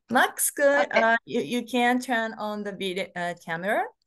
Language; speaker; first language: English; non-native, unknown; Japanese